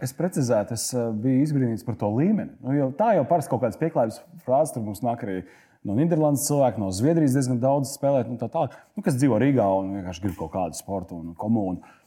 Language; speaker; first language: Latvian; native; Latvian